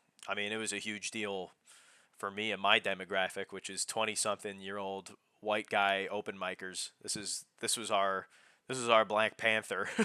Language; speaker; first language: English; native; English